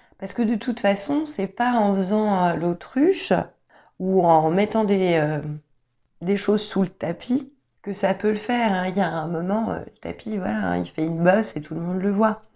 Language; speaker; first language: French; native; French